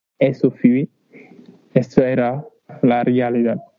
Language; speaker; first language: Spanish; non-native, learner; Wolof